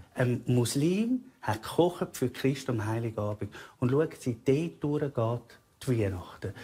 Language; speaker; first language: German; native; German